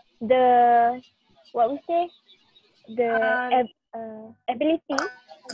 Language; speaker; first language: English; non-native, learner; Malay